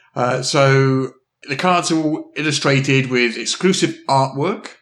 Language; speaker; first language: English; native; English